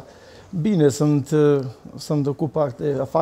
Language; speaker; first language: Romanian; non-native, learner; Serbian